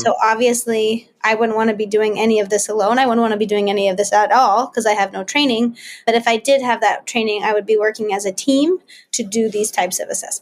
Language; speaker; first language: English; native; English